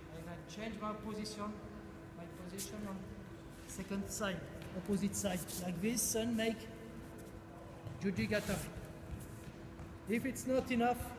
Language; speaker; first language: English; non-native, learner; French